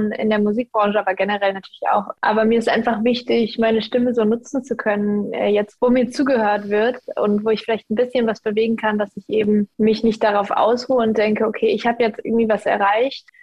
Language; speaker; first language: German; native; German